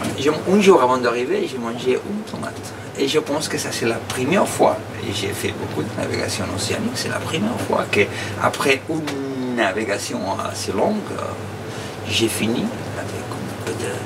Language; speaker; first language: French; non-native, fluent; Spanish